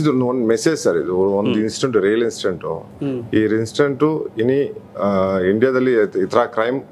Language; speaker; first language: Kannada; non-native, learner; Tamil